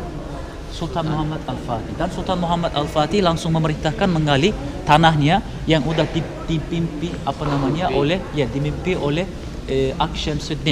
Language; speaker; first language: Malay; non-native, fluent; Turkish